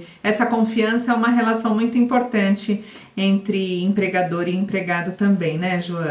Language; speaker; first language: Portuguese; native; Portuguese